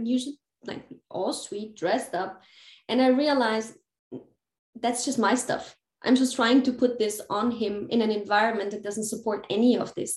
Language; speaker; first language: English; non-native, fluent; German